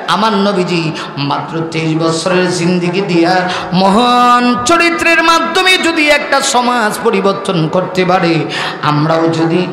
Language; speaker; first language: Bangla; non-native, local second language; Sylheti